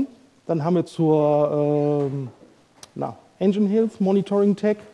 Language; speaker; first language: German; native; German